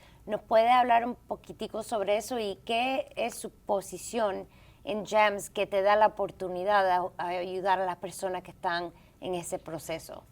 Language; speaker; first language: Spanish; early bilingual, heritage; English